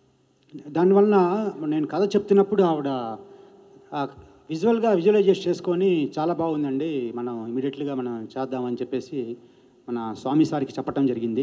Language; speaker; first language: Telugu; native; Telugu